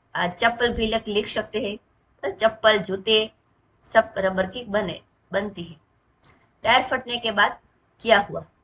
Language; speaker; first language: Hindi; non-native, local second language; Gujarati